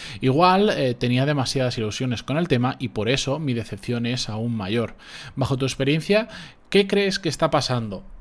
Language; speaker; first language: Spanish; native; Spanish